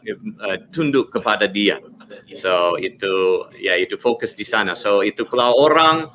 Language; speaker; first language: Indonesian; non-native, learner; English